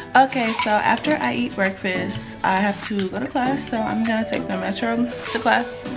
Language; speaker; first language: English; native; English